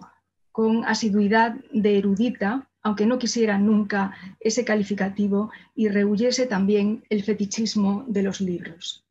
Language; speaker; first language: Spanish; native; Spanish